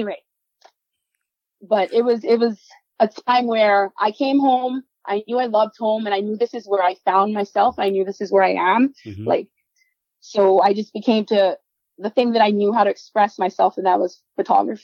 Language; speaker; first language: English; non-native, local second language; Spanish